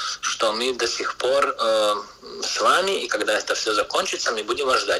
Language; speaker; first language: Russian; non-native, local second language; Latvian